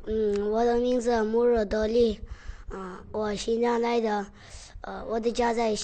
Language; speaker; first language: Chinese; non-native, local second language; Uyghur